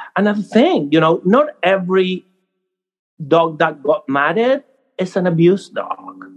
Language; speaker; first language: English; non-native, fluent; Spanish